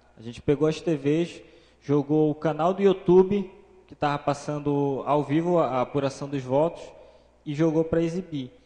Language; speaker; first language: Portuguese; native; Portuguese